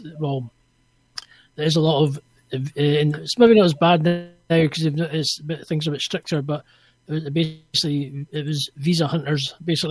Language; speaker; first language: English; native; English